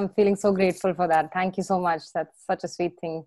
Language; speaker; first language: English; non-native, local second language; Hindi